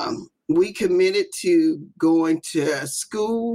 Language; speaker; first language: English; native; English